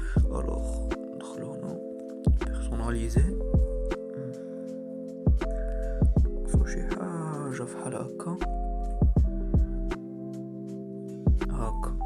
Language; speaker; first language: Arabic; native; Arabic